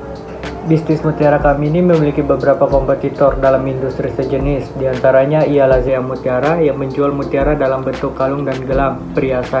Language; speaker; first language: Indonesian; native; Indonesian